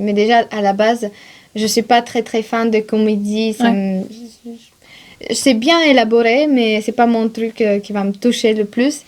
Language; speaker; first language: French; non-native, fluent; Bulgarian